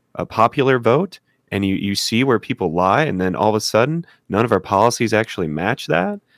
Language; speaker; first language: English; native; English